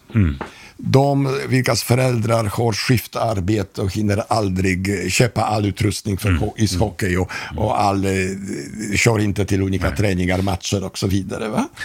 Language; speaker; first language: Swedish; non-native, fluent; Polish